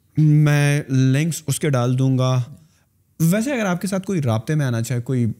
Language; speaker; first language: Urdu; native; Urdu